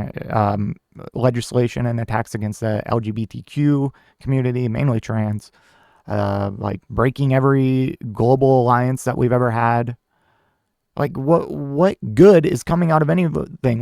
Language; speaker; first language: English; native; English